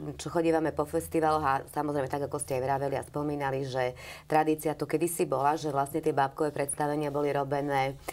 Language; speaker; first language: Slovak; native; Slovak